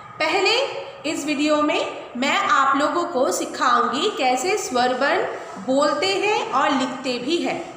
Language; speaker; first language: Hindi; non-native, local second language; Bangla